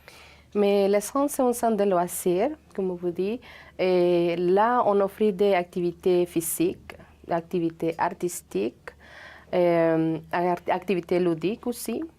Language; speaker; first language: French; non-native, fluent; Spanish